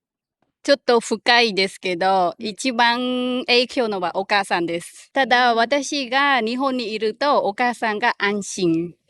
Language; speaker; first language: Japanese; non-native, learner; Khmer